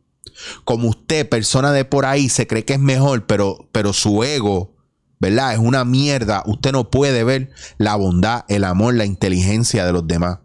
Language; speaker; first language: Spanish; native; Spanish